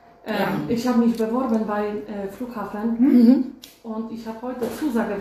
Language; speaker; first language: German; non-native, fluent; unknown